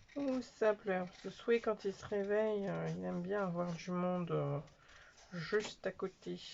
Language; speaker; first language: French; native; French